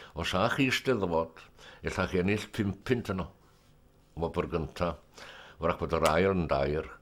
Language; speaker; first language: Welsh; native; Welsh